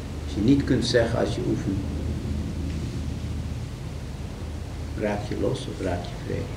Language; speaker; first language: Dutch; native; Dutch